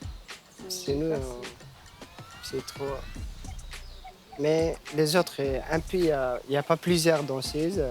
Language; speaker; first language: French; non-native, learner; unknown